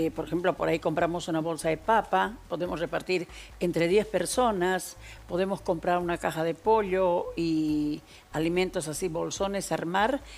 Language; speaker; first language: Spanish; native; Spanish